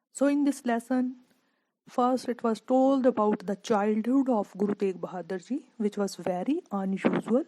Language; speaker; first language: English; non-native, local second language; Punjabi